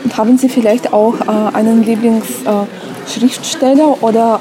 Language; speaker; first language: German; non-native, learner; Russian